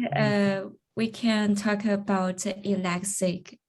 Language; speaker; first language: English; non-native, learner; Chinese